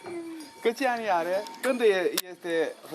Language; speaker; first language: Romanian; non-native, learner; Korean